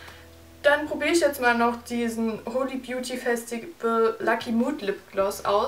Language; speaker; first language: German; native; German